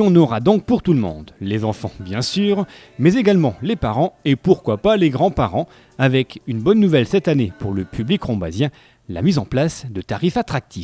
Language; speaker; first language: French; native; French